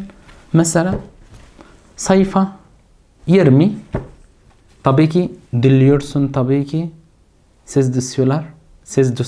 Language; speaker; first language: Turkish; non-native, fluent; Arabic